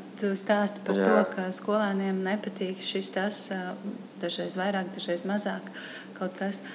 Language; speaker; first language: Latvian; native; Latvian